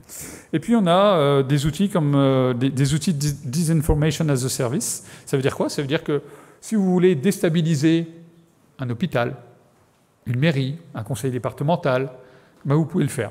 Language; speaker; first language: French; native; French